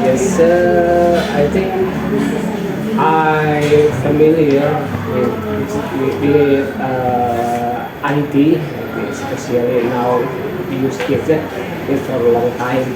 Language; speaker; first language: English; non-native, learner; Indonesian